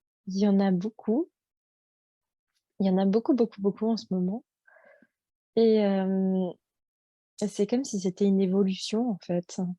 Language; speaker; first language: French; native; French